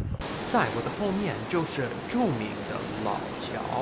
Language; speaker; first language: Chinese; non-native, fluent; English